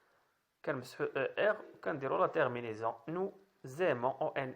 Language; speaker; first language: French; non-native, local second language; Arabic